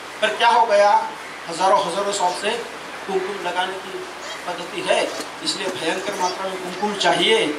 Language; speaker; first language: Hindi; non-native, local second language; Marathi